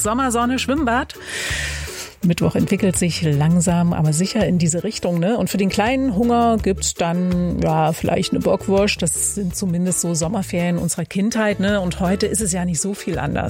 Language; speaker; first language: German; native; German